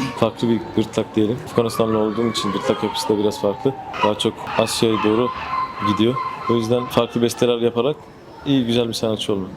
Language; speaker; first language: Turkish; non-native, fluent; Persian